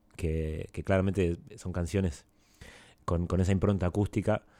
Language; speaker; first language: Spanish; native; Spanish